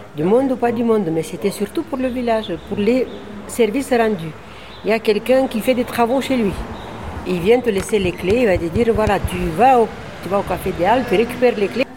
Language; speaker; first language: French; non-native, fluent; Romanian